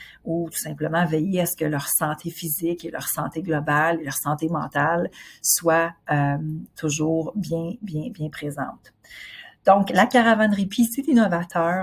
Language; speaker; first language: French; native; French